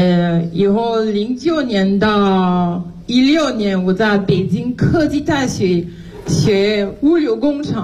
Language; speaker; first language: Chinese; non-native, fluent; French